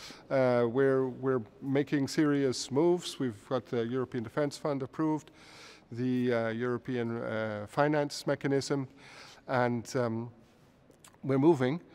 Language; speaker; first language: English; non-native, fluent; Portuguese